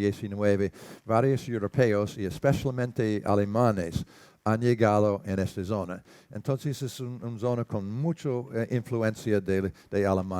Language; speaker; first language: Spanish; non-native, learner; English